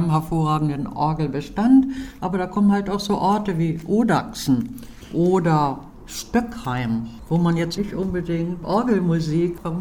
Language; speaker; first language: German; native; German